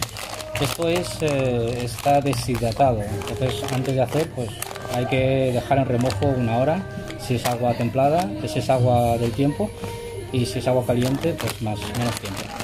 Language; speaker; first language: Spanish; non-native, fluent; Chinese